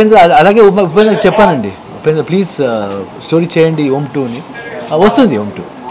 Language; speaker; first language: Telugu; non-native, learner; Kannada